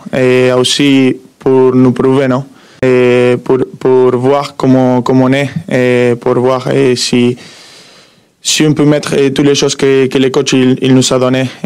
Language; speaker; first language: French; non-native, fluent; Spanish